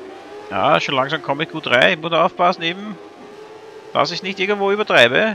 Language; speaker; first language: German; native; German